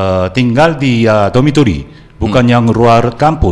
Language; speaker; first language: Indonesian; non-native, fluent; Korean